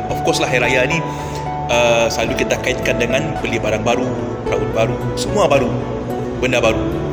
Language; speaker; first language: Malay; non-native, local second language; Iban